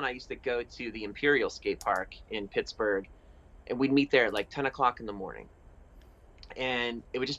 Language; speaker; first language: English; native; English